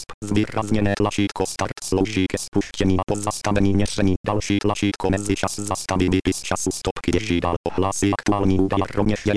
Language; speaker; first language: Czech; native; Czech